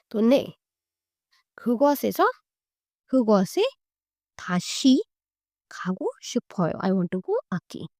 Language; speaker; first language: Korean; non-native, learner; Hindi